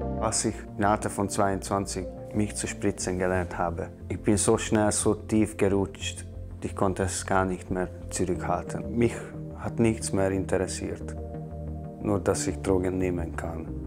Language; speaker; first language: German; non-native, fluent; Hungarian